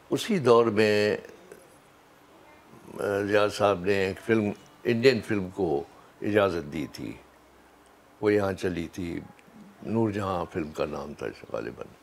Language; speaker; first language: Urdu; native; Urdu